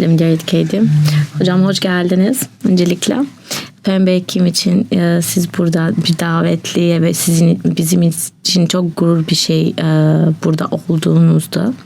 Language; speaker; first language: Turkish; non-native, learner; Albanian